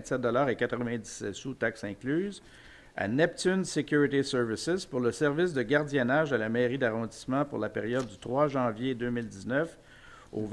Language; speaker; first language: French; native; French